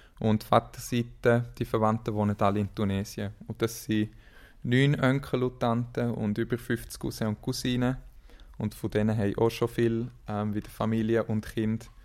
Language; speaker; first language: German; native; German